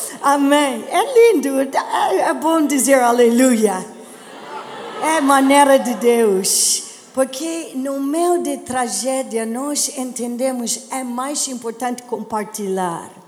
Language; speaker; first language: Portuguese; non-native, learner; English